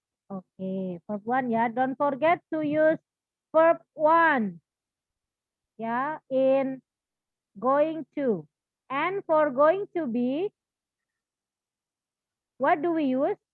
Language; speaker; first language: English; non-native, fluent; Indonesian